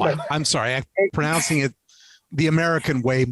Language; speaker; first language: English; native; English